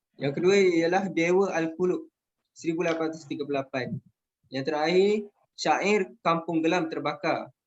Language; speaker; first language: Malay; native; Malay